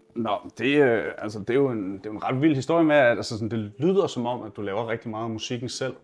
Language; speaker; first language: Danish; native; Danish